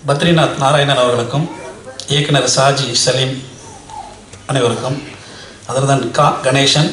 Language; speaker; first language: Tamil; native; Tamil